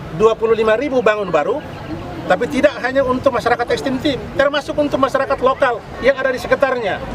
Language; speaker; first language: Indonesian; non-native, local second language; Tetum